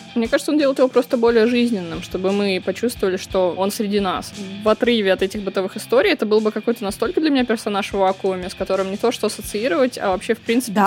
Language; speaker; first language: Russian; native; Russian